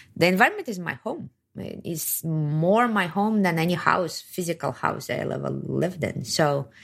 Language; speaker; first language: English; non-native, fluent; Kazakh